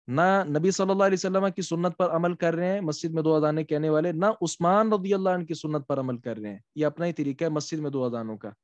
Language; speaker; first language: Urdu; non-native, local second language; Punjabi